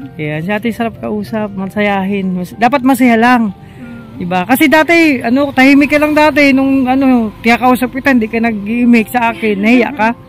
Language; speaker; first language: Filipino; non-native, local second language; Bikol